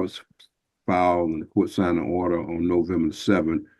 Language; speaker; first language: English; native; English